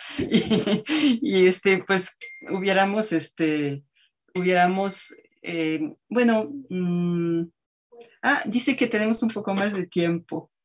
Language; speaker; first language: Spanish; native; Spanish